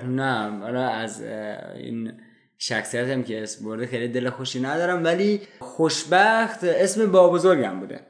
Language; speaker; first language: Persian; native; Persian